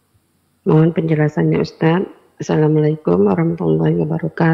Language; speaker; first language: Indonesian; native; Indonesian